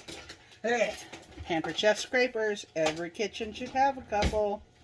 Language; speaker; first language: English; native; English